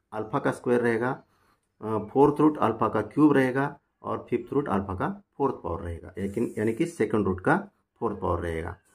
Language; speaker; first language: Hindi; non-native, local second language; Marathi